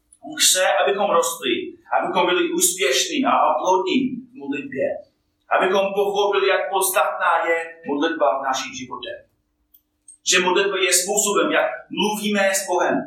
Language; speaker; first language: Czech; non-native, fluent; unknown